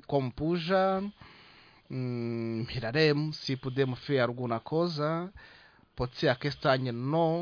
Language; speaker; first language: Catalan; non-native, fluent; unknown